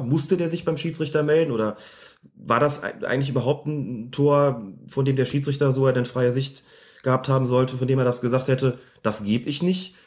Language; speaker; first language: German; native; German